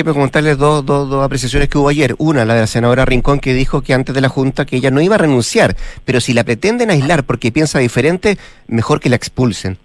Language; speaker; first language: Spanish; native; Spanish